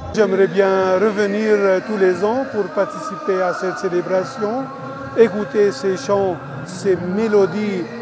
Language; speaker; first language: French; non-native, local second language; Arabic